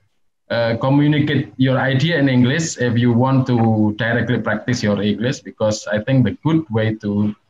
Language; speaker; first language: English; non-native, fluent; Javanese